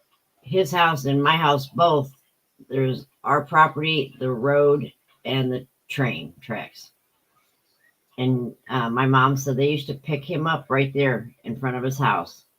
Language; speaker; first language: English; native; English